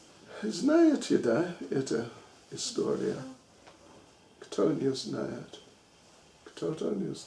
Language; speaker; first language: Russian; non-native, learner; English